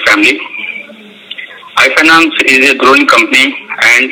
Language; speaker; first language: English; non-native, local second language; Urdu